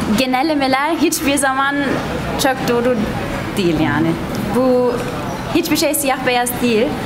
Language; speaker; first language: Turkish; non-native, fluent; German